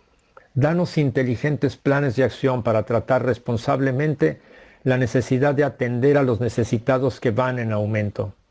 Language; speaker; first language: Spanish; native; Spanish